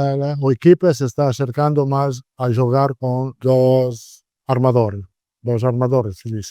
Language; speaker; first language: Portuguese; non-native, learner; Italian